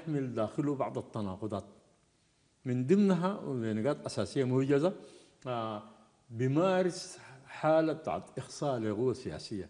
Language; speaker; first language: Arabic; native; Arabic